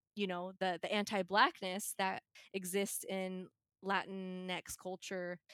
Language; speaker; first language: English; native; English